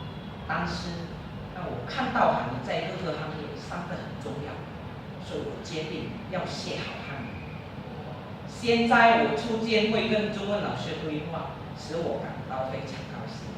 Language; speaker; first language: Chinese; non-native, learner; Indonesian